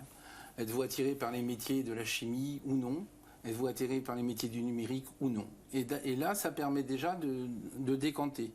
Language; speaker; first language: French; native; French